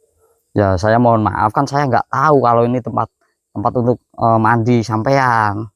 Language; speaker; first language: Indonesian; native; Indonesian